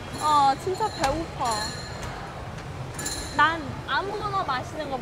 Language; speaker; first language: Korean; non-native, learner; English